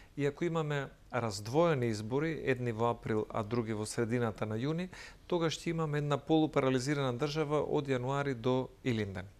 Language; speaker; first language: Macedonian; native; Macedonian